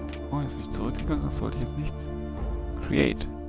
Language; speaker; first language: German; native; German